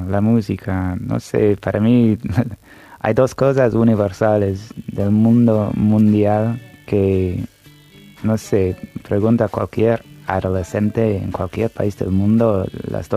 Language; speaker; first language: Spanish; non-native, fluent; English